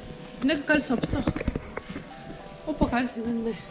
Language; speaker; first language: Korean; non-native, fluent; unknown